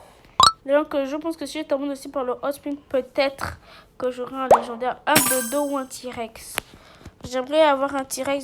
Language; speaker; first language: French; native; French